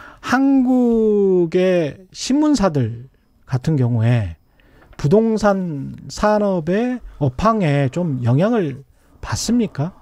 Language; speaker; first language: Korean; native; Korean